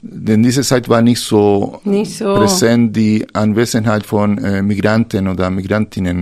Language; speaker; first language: German; non-native, fluent; Spanish